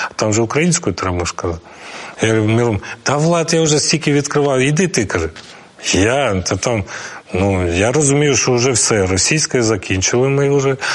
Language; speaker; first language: Ukrainian; non-native, local second language; Russian